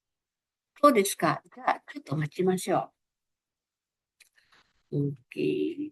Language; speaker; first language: Japanese; non-native, fluent; Filipino